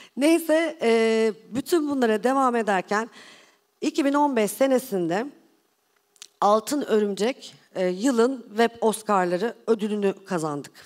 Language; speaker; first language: Turkish; native; Turkish